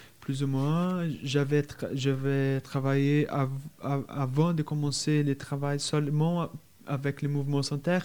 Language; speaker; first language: French; non-native, fluent; Portuguese